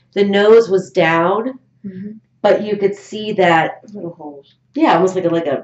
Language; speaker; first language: English; native; English